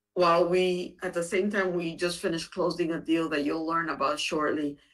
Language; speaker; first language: English; native; English